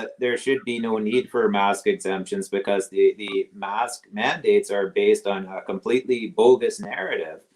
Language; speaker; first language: English; native; English